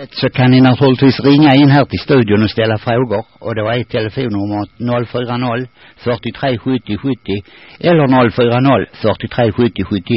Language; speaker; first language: Swedish; native; Swedish